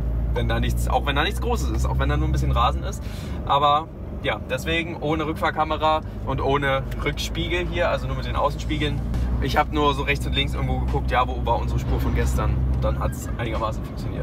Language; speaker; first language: German; native; German